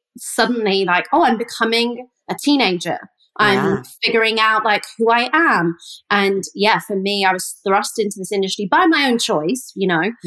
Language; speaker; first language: English; native; English